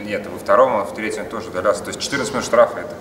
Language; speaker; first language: Russian; native; Russian